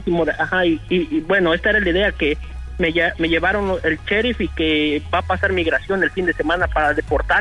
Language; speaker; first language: Spanish; native; Spanish